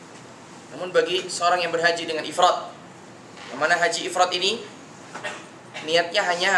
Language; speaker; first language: Indonesian; native; Indonesian